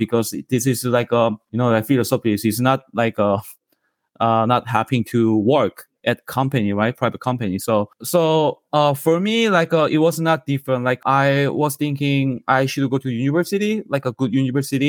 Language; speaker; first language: English; non-native, learner; Korean